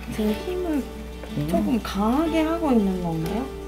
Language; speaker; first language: Korean; non-native, fluent; Japanese